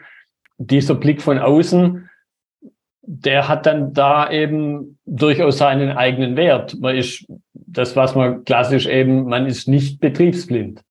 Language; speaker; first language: German; native; German